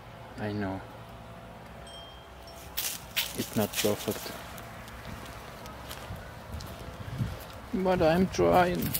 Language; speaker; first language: English; non-native, learner; Russian